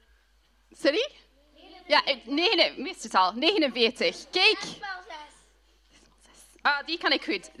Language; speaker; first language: Dutch; non-native, fluent; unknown